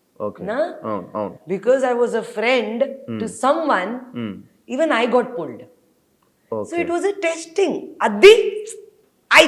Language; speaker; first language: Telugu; non-native, local second language; Hindi